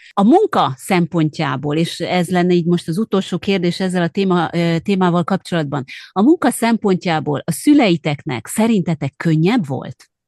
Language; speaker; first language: Hungarian; native; Hungarian